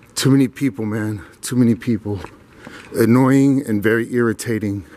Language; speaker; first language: English; native; English